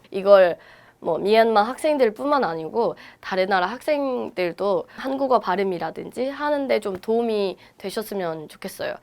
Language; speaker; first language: Korean; non-native, fluent; Burmese